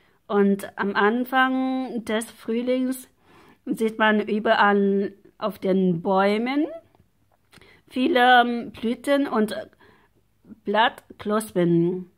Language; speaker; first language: German; non-native, learner; Vietnamese